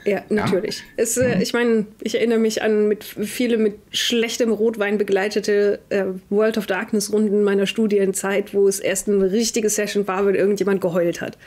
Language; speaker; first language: German; native; German